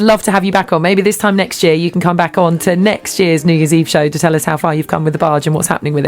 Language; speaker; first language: English; native; English